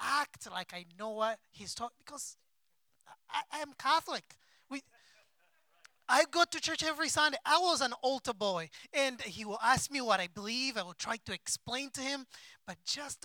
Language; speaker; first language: English; non-native, local second language; Kinyarwanda